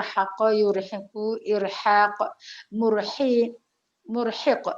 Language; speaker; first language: Arabic; non-native, learner; Malay